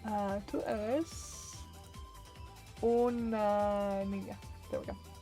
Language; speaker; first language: Spanish; non-native, learner; English